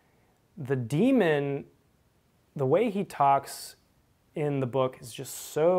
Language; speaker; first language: English; native; English